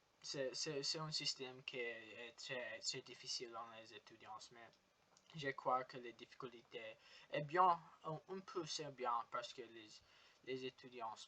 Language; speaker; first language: French; non-native, learner; English